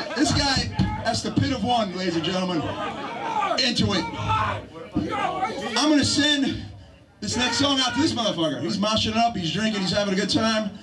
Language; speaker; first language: English; native; English